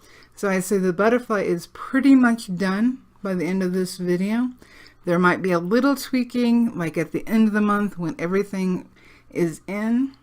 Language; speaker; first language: English; native; English